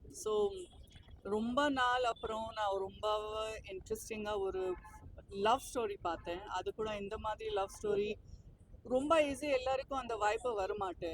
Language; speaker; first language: Tamil; non-native, fluent; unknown